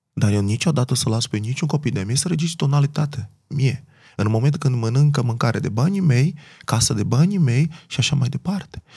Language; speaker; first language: Romanian; non-native, fluent; Portuguese